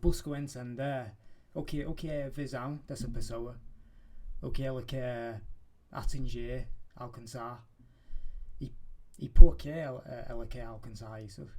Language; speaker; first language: Portuguese; non-native, fluent; English